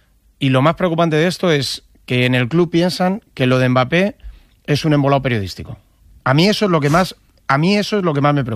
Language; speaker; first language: Spanish; native; Spanish